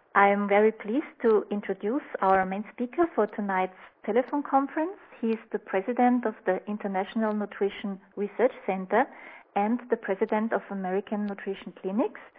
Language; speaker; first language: English; non-native, fluent; German